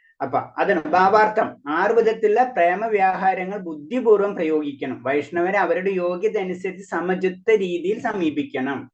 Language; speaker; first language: Malayalam; native; Malayalam